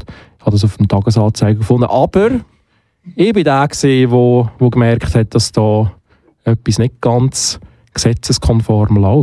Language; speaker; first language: German; native; German